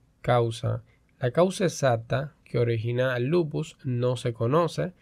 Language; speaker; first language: Spanish; native; Spanish